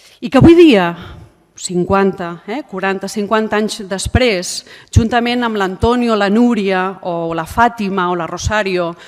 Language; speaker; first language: Catalan; non-native, local second language; Spanish